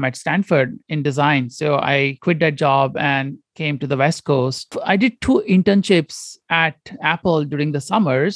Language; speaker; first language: English; non-native, local second language; Konkani